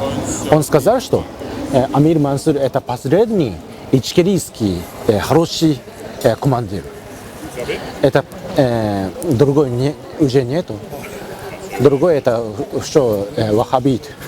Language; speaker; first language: Russian; non-native, learner; Japanese